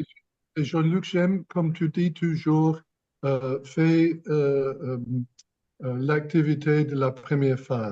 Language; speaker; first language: French; non-native, fluent; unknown